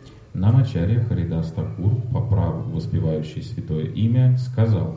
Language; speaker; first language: Russian; native; Russian